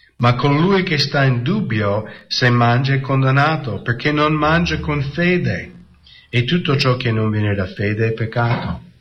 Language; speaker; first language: Italian; non-native, fluent; English